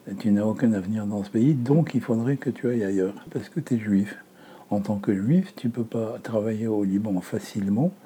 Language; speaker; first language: French; native; French